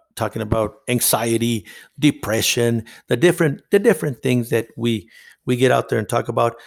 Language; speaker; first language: English; non-native, fluent; Spanish